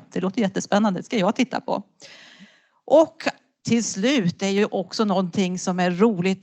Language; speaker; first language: Swedish; native; Swedish